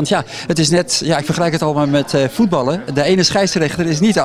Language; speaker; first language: Dutch; native; Dutch